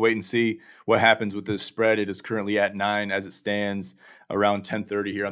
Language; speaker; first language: English; native; English